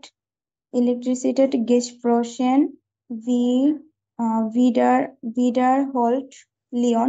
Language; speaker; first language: German; non-native, learner; Bangla